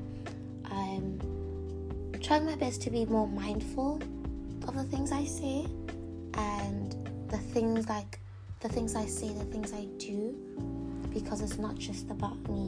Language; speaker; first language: English; non-native, local second language; Tswana